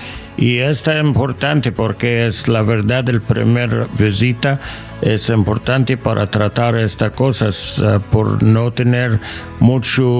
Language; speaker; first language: Spanish; non-native, learner; English